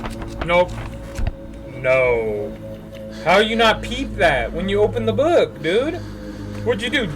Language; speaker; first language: English; native; English